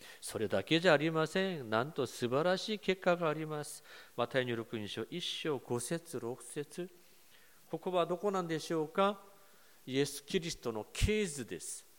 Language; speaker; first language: Japanese; non-native, fluent; Korean